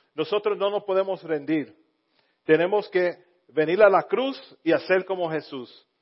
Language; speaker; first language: Spanish; early bilingual, heritage; Spanish